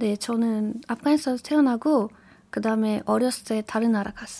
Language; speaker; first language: Korean; non-native, learner; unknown